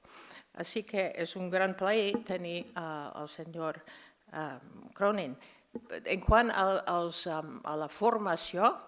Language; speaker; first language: Catalan; non-native, fluent; English